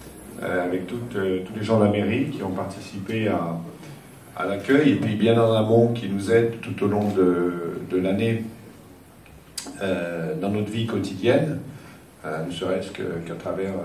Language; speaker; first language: French; native; French